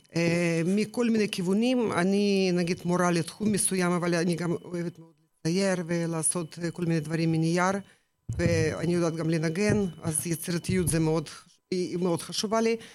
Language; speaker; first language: Hebrew; non-native, fluent; Russian